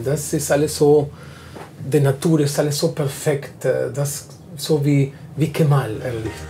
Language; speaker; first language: German; non-native, fluent; Spanish